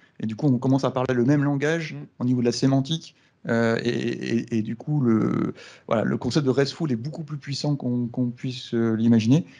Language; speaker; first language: French; native; French